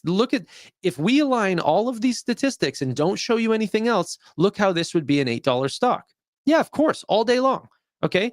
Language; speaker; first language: English; native; English